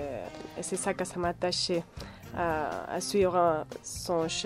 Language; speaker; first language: French; non-native, fluent; Catalan